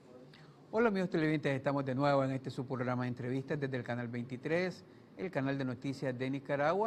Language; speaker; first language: Spanish; native; Spanish